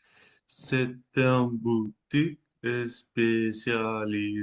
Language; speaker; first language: French; non-native, learner; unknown